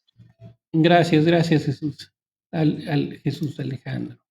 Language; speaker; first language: Spanish; native; Spanish